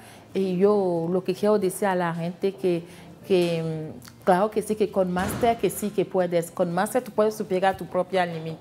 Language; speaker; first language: Spanish; non-native, fluent; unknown